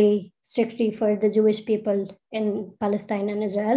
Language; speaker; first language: English; non-native, fluent; Arabic